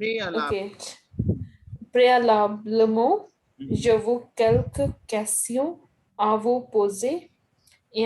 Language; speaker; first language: French; non-native, learner; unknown